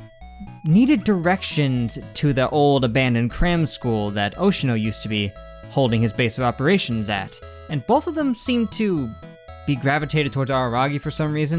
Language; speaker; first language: English; native; English